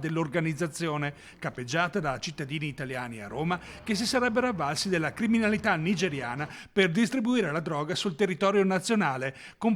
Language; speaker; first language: Italian; native; Italian